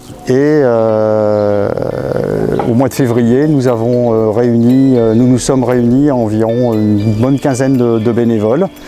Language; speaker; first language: French; native; French